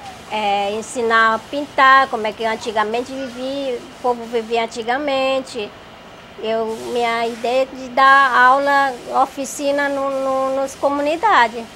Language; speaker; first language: Portuguese; non-native, local second language; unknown